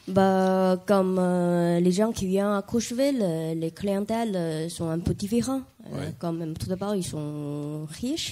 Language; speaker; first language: French; non-native, learner; Chinese